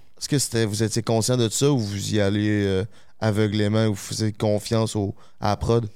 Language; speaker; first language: French; native; French